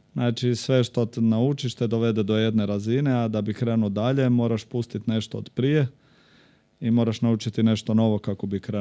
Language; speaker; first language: Croatian; native; Croatian